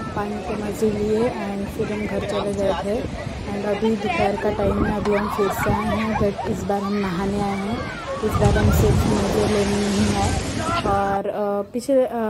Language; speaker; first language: Hindi; non-native, local second language; Bangla